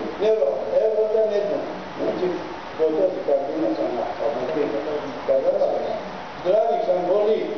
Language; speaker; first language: Greek; early bilingual, other home language; Turkish